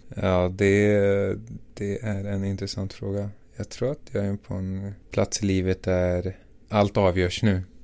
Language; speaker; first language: Swedish; early bilingual, other home language; Assyrian Neo-Aramaic